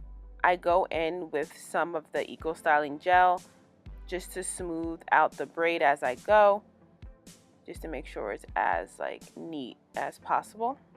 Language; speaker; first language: English; native; English